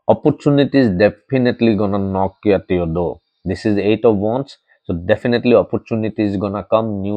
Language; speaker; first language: English; non-native, local second language; Assamese